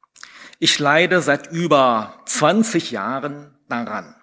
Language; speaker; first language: German; non-native, fluent; Chinese